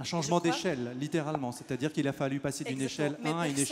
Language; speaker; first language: French; native; French